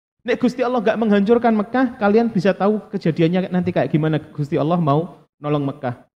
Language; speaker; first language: Indonesian; non-native, local second language; Javanese